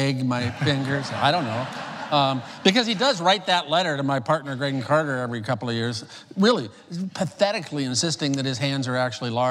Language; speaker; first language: English; native; English